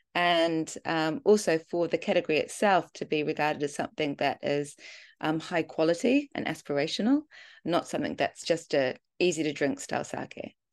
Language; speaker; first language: English; native; English